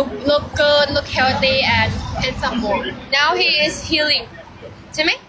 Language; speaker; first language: English; non-native, learner; Thai